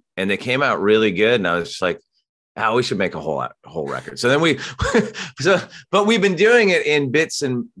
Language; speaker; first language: English; native; English